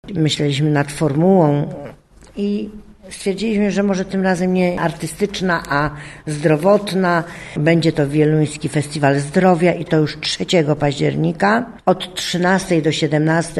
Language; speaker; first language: Polish; native; Polish